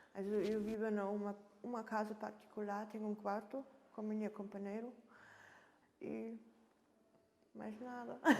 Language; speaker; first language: Portuguese; non-native, learner; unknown